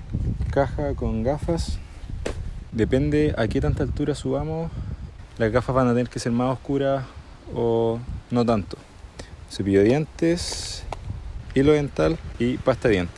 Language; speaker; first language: Spanish; native; Spanish